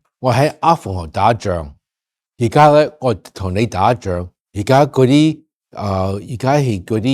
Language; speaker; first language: Cantonese; early bilingual, heritage; English